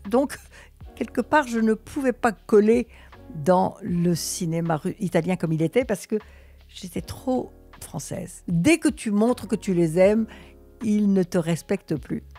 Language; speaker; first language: French; early bilingual, other home language; Russian